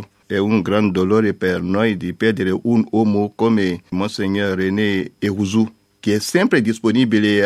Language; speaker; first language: Italian; non-native, learner; French